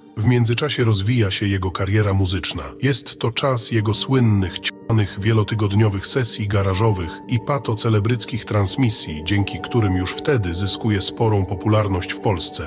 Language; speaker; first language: Polish; native; Polish